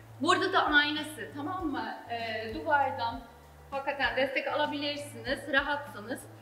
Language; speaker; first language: Turkish; non-native, fluent; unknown